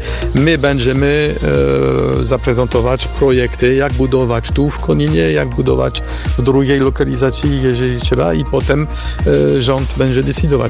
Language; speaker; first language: Polish; non-native, fluent; French